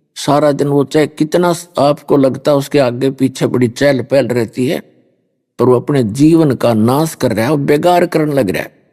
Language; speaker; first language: Hindi; native; Hindi